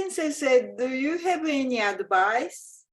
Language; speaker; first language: English; non-native, fluent; Japanese